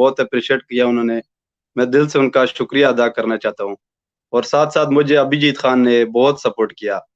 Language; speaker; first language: Urdu; non-native, local second language; Pashto